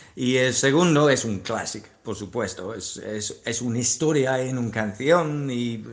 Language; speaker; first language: Spanish; non-native, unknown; English